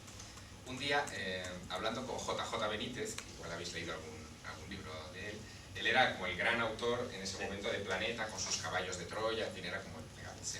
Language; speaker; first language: Spanish; native; Spanish